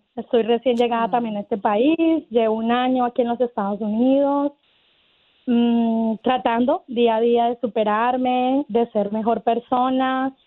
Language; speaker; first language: Spanish; native; Spanish